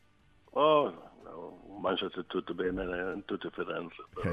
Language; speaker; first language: Italian; non-native, learner; Swedish